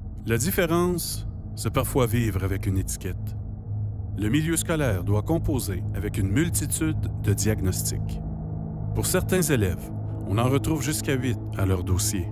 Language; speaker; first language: French; native; French